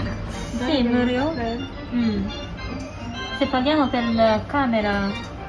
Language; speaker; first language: Italian; non-native, learner; Japanese